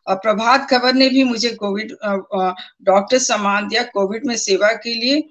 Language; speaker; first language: Hindi; native; Hindi